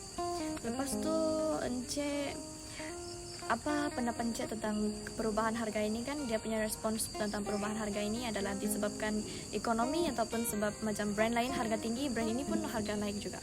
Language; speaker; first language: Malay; non-native, local second language; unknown